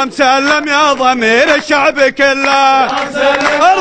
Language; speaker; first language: Arabic; native; Arabic